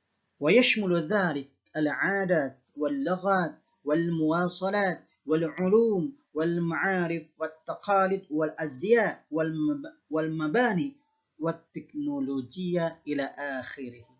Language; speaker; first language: Arabic; non-native, fluent; Indonesian